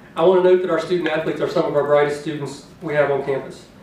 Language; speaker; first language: English; native; English